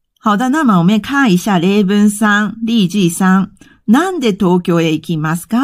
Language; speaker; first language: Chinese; non-native, fluent; Japanese